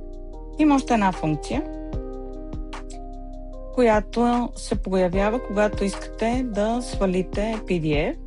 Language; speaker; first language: Bulgarian; native; Bulgarian